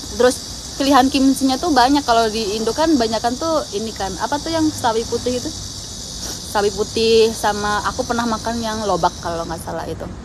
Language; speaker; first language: Indonesian; native; Indonesian